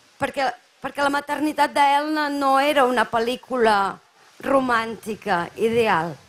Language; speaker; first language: Catalan; native; Catalan